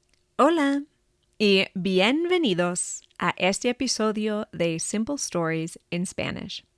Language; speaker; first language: Spanish; non-native, fluent; English